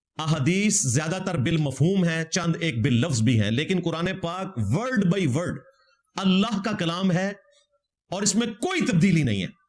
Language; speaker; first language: Urdu; native; Urdu